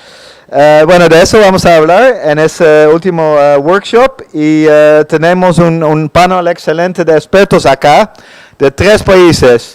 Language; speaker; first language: Spanish; non-native, fluent; Dutch